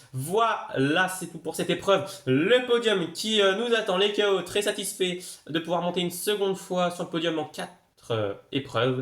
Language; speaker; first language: French; native; French